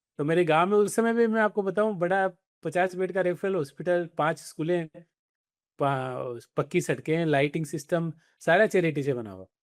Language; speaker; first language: Hindi; native; Hindi